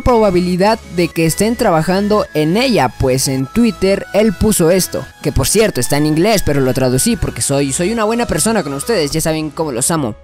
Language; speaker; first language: Spanish; native; Spanish